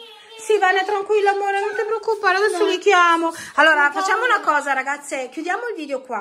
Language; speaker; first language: Italian; native; Italian